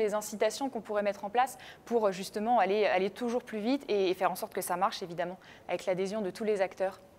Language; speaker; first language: French; native; French